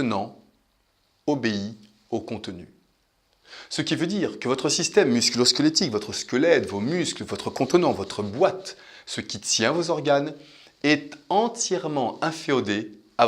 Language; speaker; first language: French; native; French